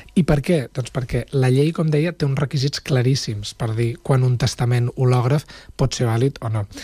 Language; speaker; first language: Catalan; native; Catalan